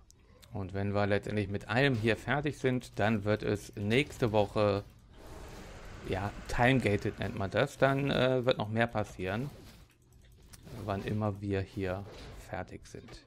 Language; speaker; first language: German; native; German